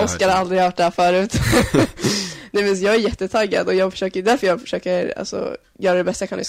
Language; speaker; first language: Swedish; native; Swedish